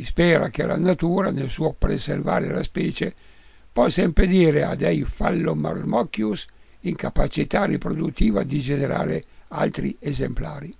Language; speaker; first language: Italian; native; Italian